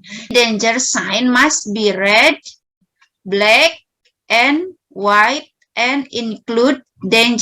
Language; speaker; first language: English; non-native, learner; Indonesian